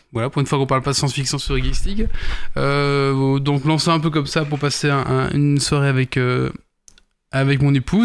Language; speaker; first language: French; native; French